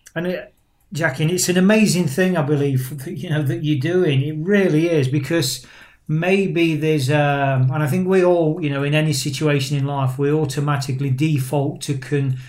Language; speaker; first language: English; native; English